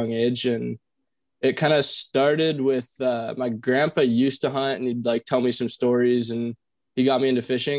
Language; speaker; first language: English; native; English